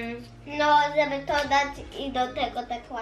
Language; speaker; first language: Polish; early bilingual, heritage; Polish